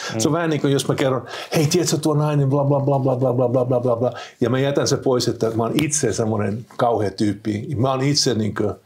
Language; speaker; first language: Finnish; non-native, fluent; Spanish